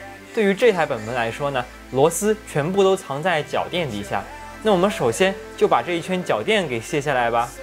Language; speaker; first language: Chinese; native; Chinese